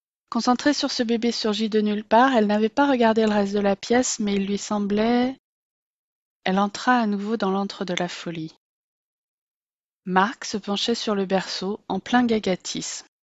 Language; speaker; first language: French; native; French